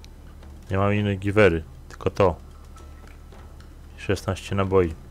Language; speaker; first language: Polish; native; Polish